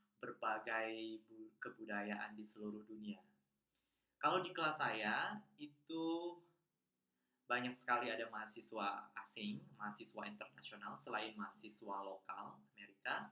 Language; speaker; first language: Indonesian; non-native, local second language; Balinese